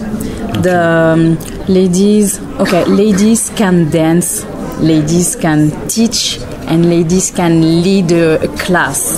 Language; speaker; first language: English; non-native, learner; French